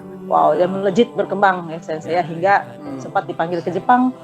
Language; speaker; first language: Indonesian; native; Indonesian